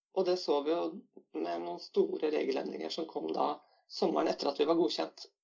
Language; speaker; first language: Norwegian; native; Norwegian